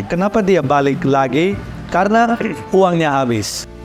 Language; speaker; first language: Indonesian; non-native, learner; Dutch